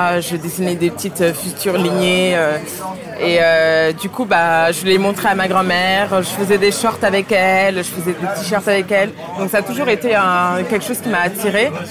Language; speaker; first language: French; early bilingual, other home language; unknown